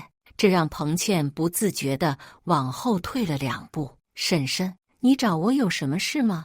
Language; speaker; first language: Chinese; native; Chinese